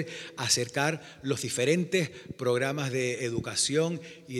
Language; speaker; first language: Spanish; native; Spanish